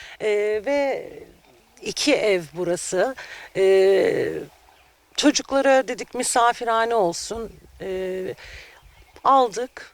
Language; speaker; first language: Turkish; native; Turkish